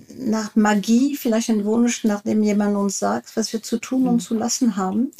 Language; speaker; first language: German; non-native, fluent; French